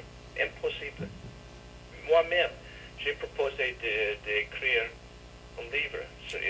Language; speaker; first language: French; non-native, fluent; English